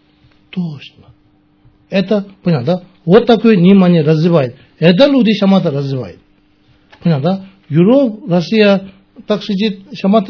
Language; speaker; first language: Russian; non-native, learner; Tibetan